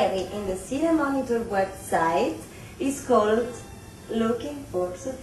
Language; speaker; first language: English; non-native, learner; Italian